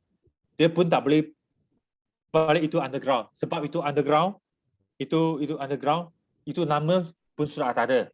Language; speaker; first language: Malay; non-native, local second language; Chinese